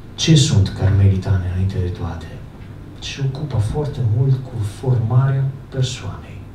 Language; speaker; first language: Romanian; non-native, fluent; Italian